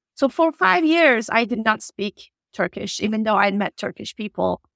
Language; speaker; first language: English; non-native, fluent; Turkish